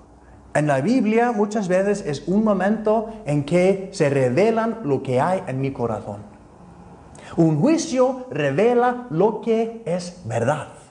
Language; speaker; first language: Spanish; non-native, fluent; Icelandic